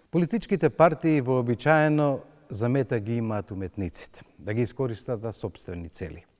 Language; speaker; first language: Macedonian; native; Macedonian